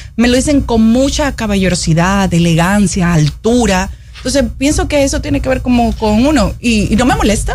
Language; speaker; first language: Spanish; native; Spanish